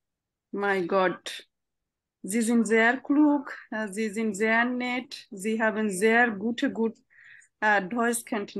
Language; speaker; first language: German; non-native, fluent; Bangla